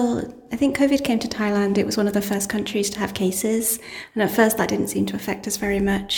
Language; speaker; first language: English; native; English